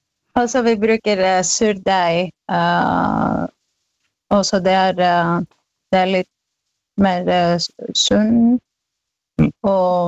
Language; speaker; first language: Norwegian; non-native, fluent; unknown